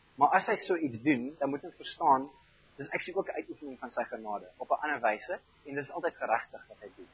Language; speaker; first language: Afrikaans; non-native, fluent; German